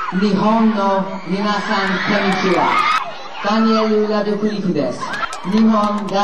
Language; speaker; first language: Japanese; non-native, learner; English